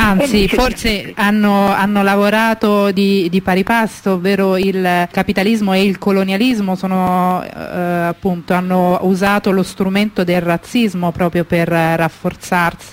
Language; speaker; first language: Italian; native; Italian